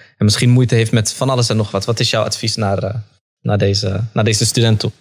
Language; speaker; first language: Dutch; early bilingual, other home language; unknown